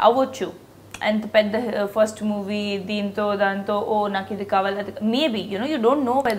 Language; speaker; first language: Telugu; non-native, local second language; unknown